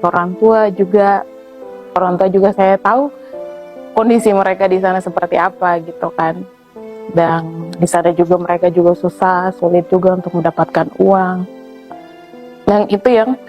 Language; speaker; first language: Indonesian; non-native, local second language; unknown